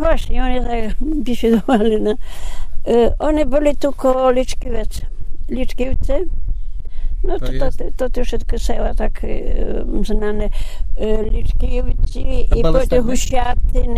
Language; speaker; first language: Polish; non-native, local second language; Rusyn